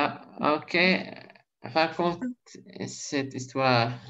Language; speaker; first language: French; non-native, learner; Russian